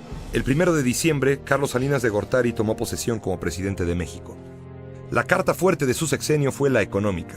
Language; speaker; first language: Spanish; native; Spanish